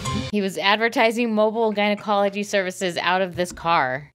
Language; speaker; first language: English; native; English